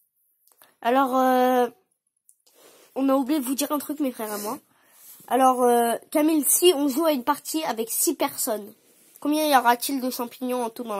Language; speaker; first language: French; native; French